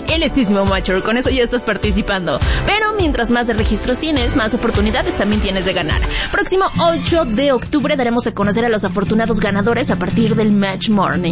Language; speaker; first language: Spanish; native; Spanish